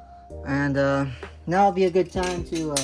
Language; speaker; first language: English; native; English